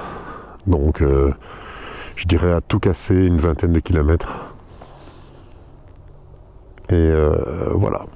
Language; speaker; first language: French; native; French